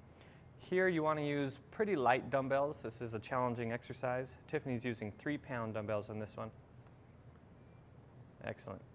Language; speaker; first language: English; native; English